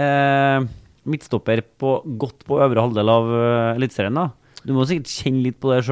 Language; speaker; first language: Norwegian; native; Norwegian